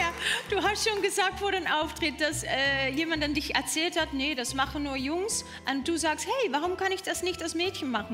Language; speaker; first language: German; native; German